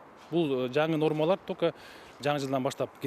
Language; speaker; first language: Kyrgyz; native; Kyrgyz